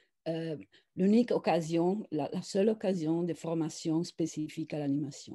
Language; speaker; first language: French; non-native, fluent; Italian